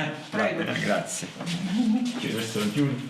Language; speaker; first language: Italian; native; Italian